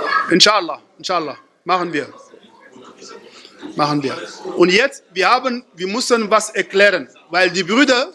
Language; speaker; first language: German; non-native, fluent; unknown